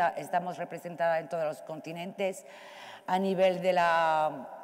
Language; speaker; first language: Spanish; non-native, fluent; Arabic